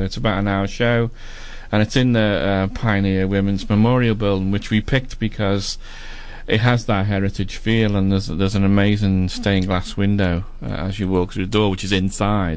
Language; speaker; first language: English; native; English